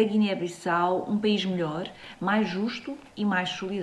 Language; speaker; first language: Portuguese; native; Portuguese